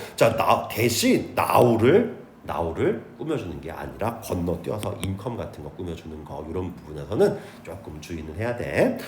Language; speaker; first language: Korean; native; Korean